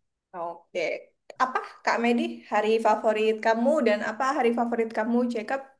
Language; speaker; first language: Indonesian; non-native, fluent; English